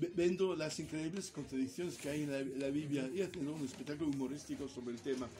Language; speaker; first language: Spanish; non-native, fluent; Italian